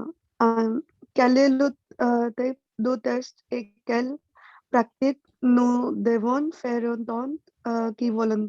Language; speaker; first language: French; non-native, learner; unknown